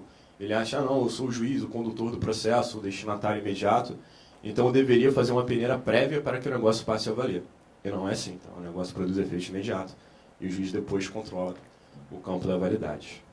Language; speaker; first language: Portuguese; native; Portuguese